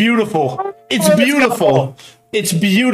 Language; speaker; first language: English; native; English